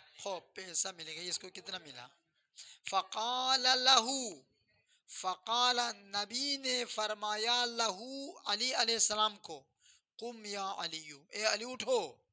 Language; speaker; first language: Urdu; non-native, local second language; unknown